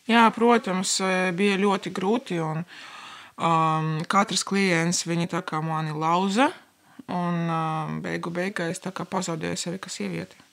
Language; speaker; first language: Latvian; non-native, local second language; Russian